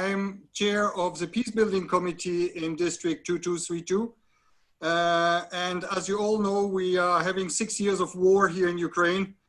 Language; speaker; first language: English; non-native, fluent; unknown